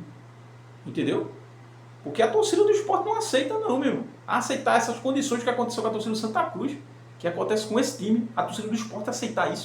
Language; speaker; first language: Portuguese; native; Portuguese